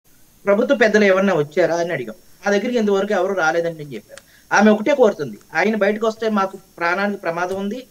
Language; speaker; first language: Telugu; native; Telugu